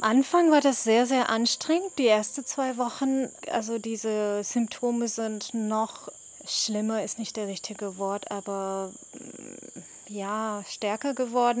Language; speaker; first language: German; non-native, fluent; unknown